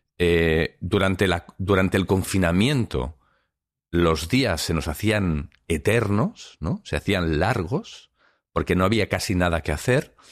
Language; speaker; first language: Spanish; non-native, local second language; Catalan